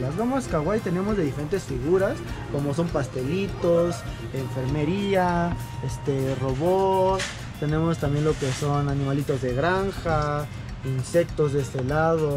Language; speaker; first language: Spanish; native; Spanish